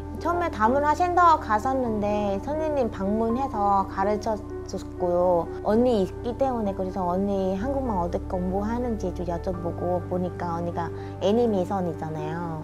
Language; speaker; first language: Korean; non-native, fluent; Vietnamese